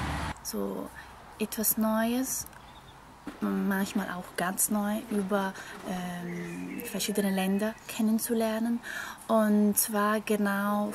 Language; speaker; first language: German; non-native, fluent; Italian